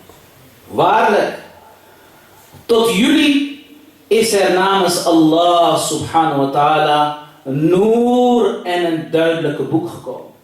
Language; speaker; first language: Dutch; early bilingual, other home language; Urdu